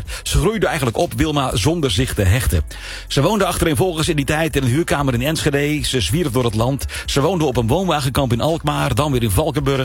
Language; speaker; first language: Dutch; native; Dutch